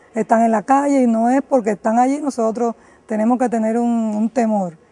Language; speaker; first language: Spanish; native; Spanish